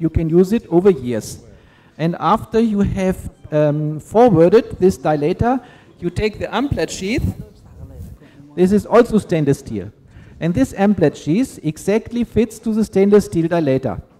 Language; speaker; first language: English; non-native, fluent; German